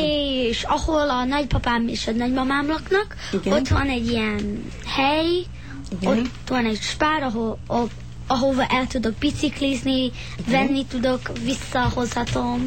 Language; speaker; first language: Hungarian; early bilingual, heritage; Hungarian